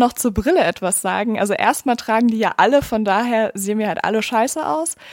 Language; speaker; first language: German; native; German